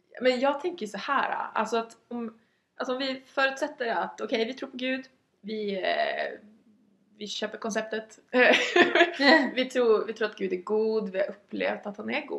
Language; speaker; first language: Swedish; native; Swedish